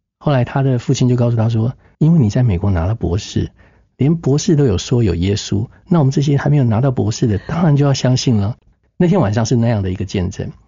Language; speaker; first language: Chinese; native; Chinese